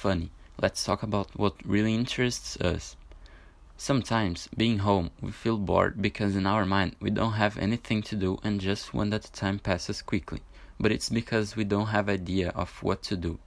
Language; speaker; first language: English; non-native, learner; Portuguese